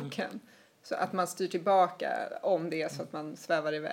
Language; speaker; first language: Swedish; native; Swedish